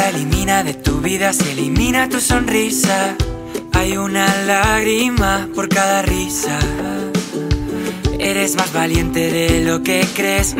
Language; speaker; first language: Spanish; native; Spanish